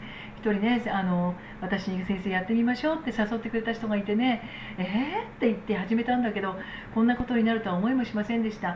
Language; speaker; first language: Japanese; native; Japanese